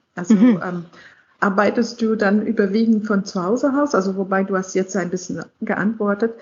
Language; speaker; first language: German; non-native, fluent; English